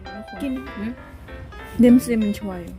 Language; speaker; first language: Korean; non-native, learner; Thai